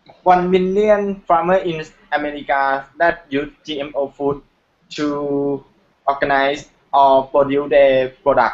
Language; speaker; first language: English; non-native, learner; Thai